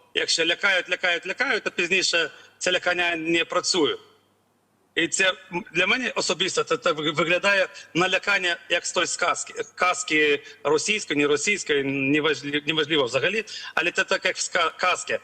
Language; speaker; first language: Ukrainian; non-native, learner; Lithuanian